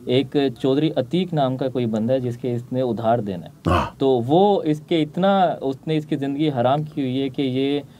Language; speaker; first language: Urdu; non-native, local second language; Punjabi